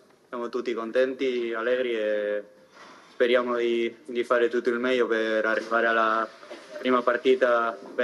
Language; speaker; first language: Italian; non-native, fluent; Spanish